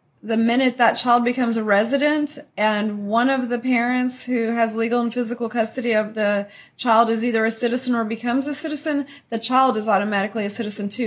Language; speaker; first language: English; early bilingual, other home language; Spanish